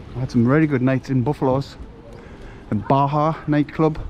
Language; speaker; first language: English; native; English